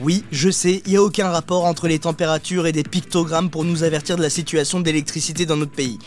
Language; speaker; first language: French; native; French